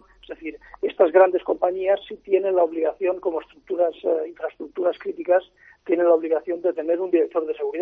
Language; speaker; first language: Spanish; native; Spanish